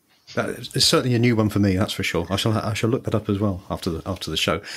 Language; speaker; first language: English; native; English